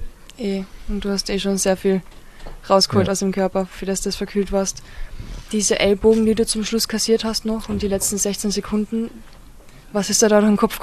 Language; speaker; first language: German; native; German